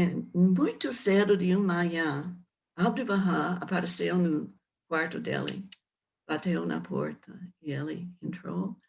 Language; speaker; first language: Portuguese; non-native, learner; English